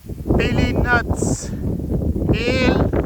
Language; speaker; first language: English; non-native, learner; French